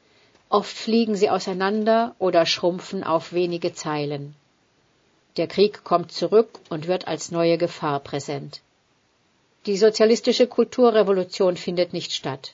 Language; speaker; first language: German; native; German